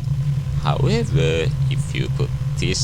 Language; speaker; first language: English; native; English